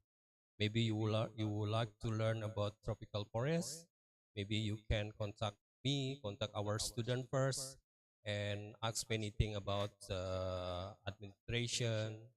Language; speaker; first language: English; non-native, learner; Indonesian